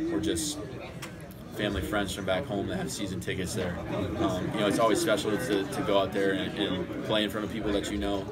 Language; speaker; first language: English; native; English